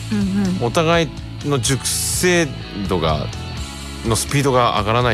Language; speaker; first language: Japanese; native; Japanese